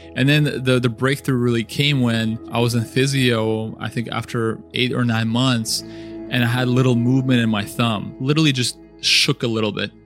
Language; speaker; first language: English; early bilingual, other home language; Russian